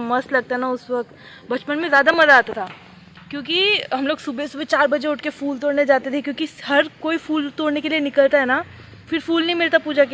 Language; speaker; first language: Hindi; native; Hindi